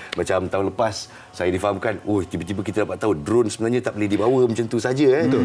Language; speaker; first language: Malay; native; Malay